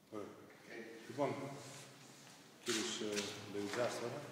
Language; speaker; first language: Greek; native; Greek